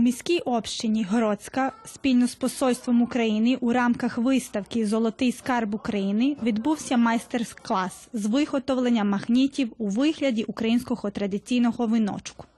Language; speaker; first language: Ukrainian; early bilingual, heritage; Ukrainian